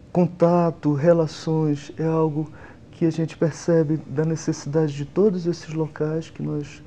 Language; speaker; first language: Portuguese; native; Portuguese